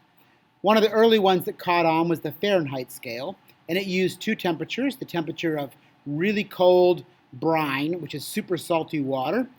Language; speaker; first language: English; native; English